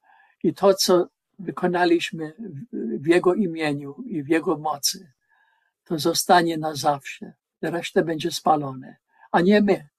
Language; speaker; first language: Polish; non-native, learner; English